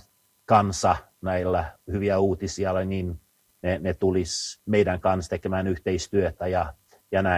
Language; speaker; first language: Finnish; non-native, fluent; Swedish